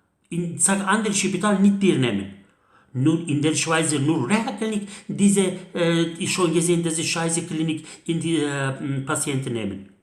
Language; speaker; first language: German; non-native, learner; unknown